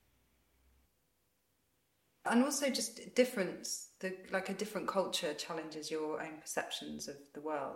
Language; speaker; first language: English; native; English